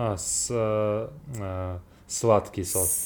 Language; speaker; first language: Russian; non-native, learner; English